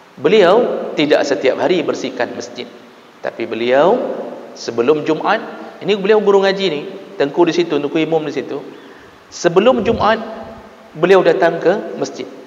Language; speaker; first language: Malay; non-native, local second language; Achinese